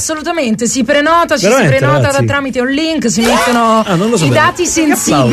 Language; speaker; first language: Italian; native; Italian